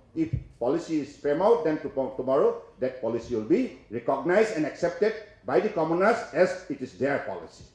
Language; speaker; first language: English; non-native, local second language; Assamese